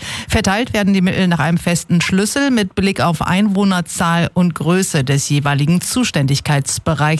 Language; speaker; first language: German; native; German